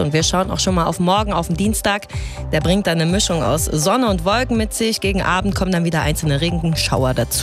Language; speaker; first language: German; native; German